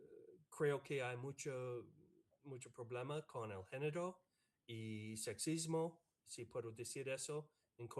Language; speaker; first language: Spanish; non-native, fluent; English